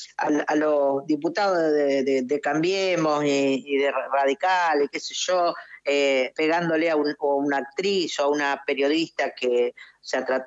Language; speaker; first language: Spanish; native; Spanish